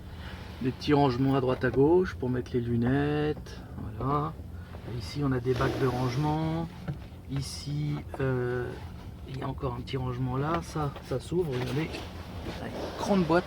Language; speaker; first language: French; native; French